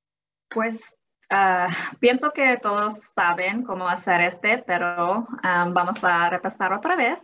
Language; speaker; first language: Spanish; early bilingual, heritage; English